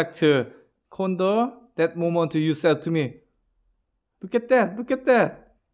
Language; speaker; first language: English; non-native, learner; Korean